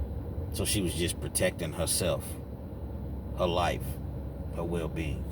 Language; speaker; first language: English; native; English